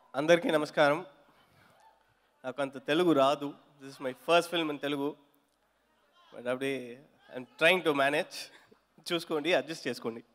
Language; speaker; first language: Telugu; non-native, learner; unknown